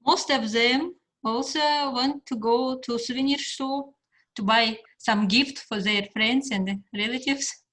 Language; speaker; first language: English; non-native, fluent; Russian